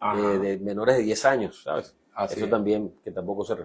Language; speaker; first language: Spanish; native; Spanish